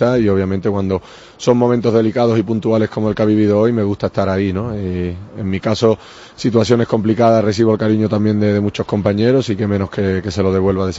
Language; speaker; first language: Spanish; native; Spanish